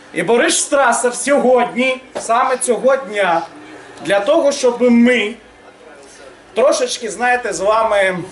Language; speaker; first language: Ukrainian; native; Ukrainian